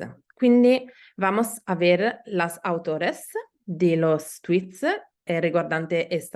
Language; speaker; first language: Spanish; non-native, learner; Italian